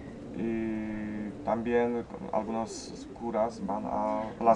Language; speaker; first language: Spanish; non-native, learner; Polish